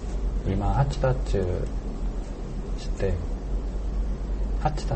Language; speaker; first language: Japanese; non-native, learner; Korean